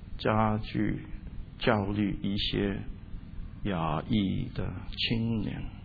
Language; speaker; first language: Chinese; non-native, local second language; Cantonese